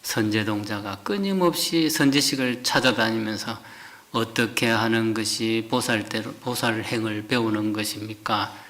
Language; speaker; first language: Korean; native; Korean